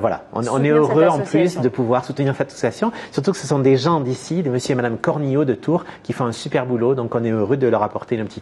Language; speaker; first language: French; native; French